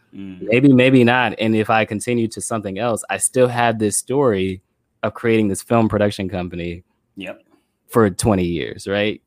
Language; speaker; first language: English; native; English